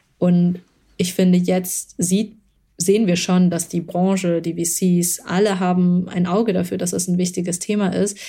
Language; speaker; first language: German; early bilingual, other home language; Chinese